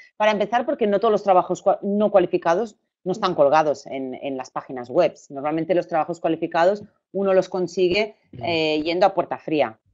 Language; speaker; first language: Spanish; native; Spanish